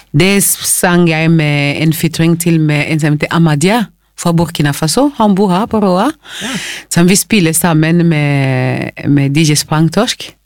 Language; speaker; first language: Norwegian; non-native, fluent; Lingala